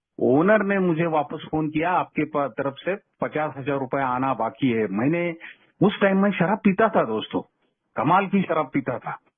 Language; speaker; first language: Hindi; non-native, local second language; Kannada